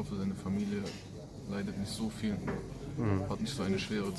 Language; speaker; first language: German; early bilingual, other home language; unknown